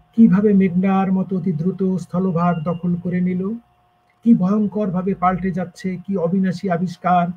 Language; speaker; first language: Bangla; native; Bangla